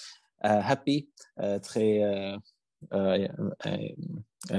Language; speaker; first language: French; non-native, learner; Arabic